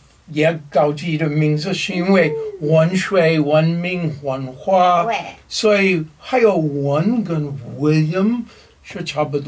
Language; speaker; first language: Chinese; non-native, learner; English